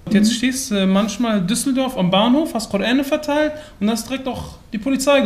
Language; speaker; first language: German; native; German